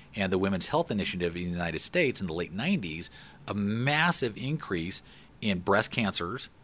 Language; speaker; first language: English; native; English